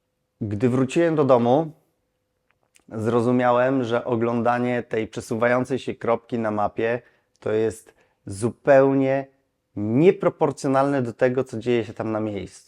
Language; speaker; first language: Polish; native; Polish